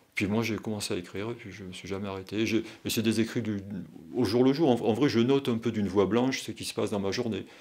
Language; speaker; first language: French; native; French